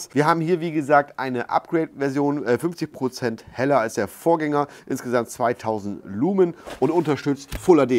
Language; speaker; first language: German; native; German